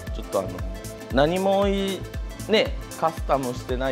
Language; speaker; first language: Japanese; native; Japanese